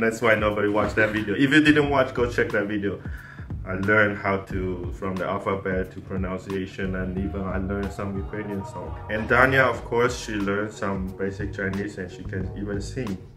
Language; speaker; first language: English; non-native, fluent; Chinese